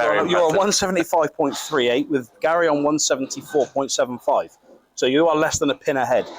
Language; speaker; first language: English; native; English